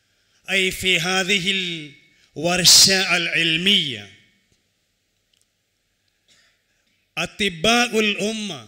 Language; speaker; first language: Arabic; non-native, fluent; Malayalam